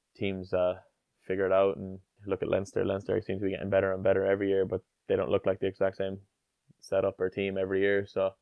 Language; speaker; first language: English; native; English